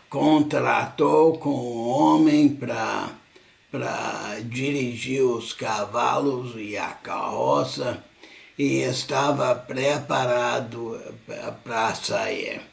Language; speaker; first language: Portuguese; non-native, fluent; English